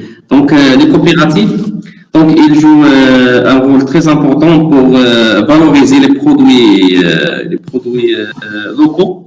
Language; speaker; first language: French; non-native, learner; Arabic